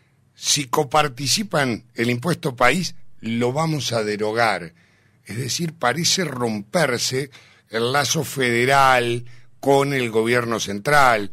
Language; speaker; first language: Spanish; native; Spanish